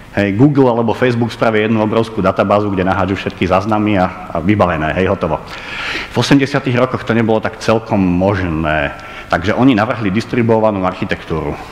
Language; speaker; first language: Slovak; native; Slovak